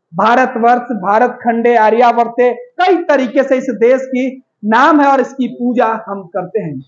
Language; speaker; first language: Hindi; native; Hindi